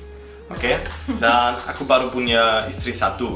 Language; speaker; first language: Indonesian; non-native, learner; German